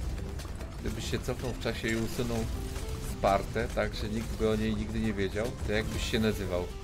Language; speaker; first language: Polish; native; Polish